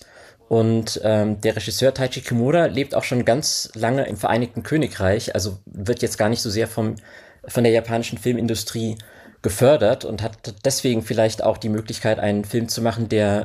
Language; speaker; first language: German; native; German